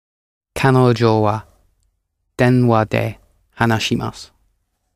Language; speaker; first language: Japanese; non-native, learner; English